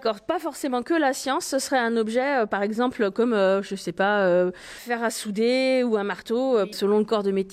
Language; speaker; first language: French; native; French